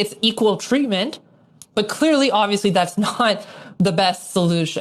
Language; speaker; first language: English; native; English